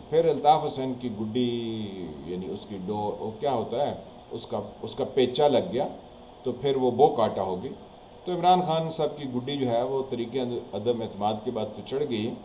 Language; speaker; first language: Urdu; non-native, local second language; Punjabi